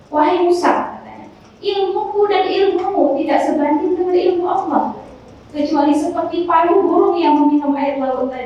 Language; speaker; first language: Indonesian; native; Indonesian